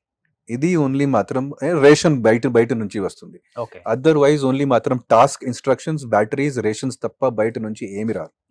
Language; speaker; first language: Telugu; non-native, fluent; Hindi